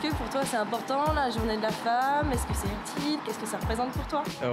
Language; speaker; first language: French; native; French